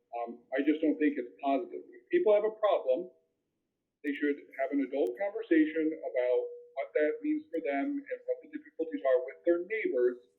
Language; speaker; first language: English; native; English